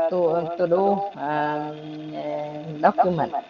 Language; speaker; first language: English; non-native, learner; Vietnamese